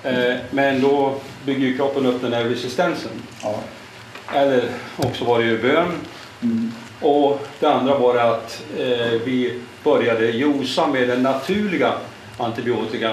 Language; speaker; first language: Swedish; non-native, fluent; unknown